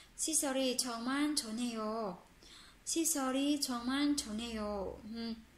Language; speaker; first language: Korean; non-native, fluent; Vietnamese